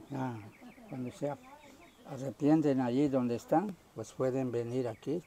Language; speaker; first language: Spanish; native; Spanish